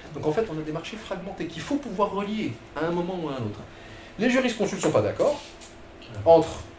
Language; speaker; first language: French; non-native, local second language; Arabic